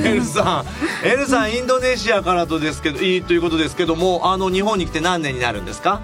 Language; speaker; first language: Japanese; native; Japanese